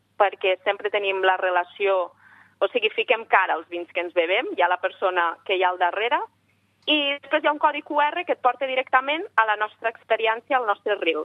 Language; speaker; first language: Catalan; native; Catalan